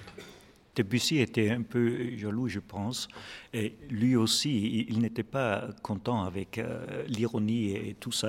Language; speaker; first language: French; non-native, fluent; German